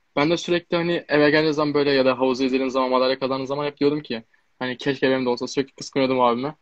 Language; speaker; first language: Turkish; native; Turkish